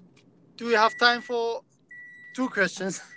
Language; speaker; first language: English; non-native, fluent; Kurdish